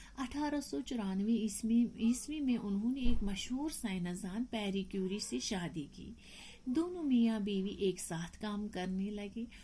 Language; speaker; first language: Urdu; non-native, local second language; Kashmiri